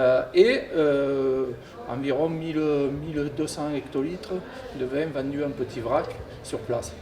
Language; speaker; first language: French; native; French